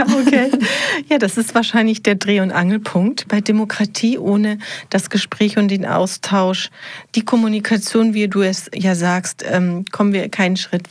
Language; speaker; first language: German; native; German